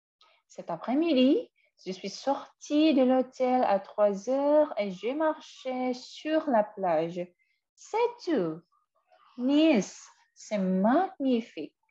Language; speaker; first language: French; non-native, fluent; Indonesian